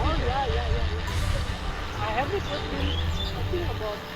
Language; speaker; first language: English; non-native, learner; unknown